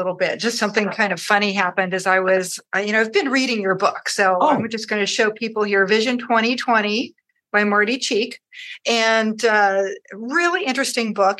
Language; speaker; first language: English; native; English